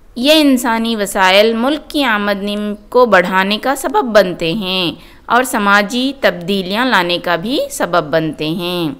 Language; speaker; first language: Urdu; native; Urdu